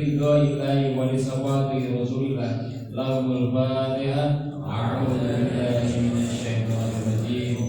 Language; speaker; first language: Indonesian; native; Indonesian